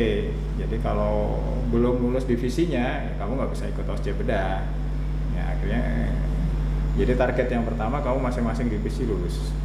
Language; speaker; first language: Indonesian; native; Indonesian